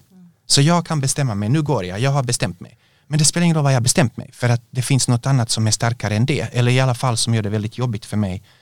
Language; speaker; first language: Swedish; non-native, fluent; Bosnian